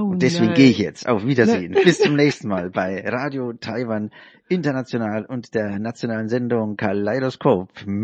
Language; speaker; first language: German; native; German